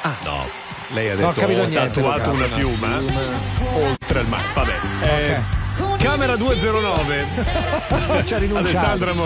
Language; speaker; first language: Italian; native; Italian